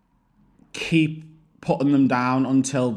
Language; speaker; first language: English; native; English